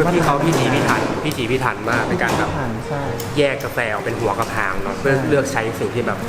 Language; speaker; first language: Thai; native; Thai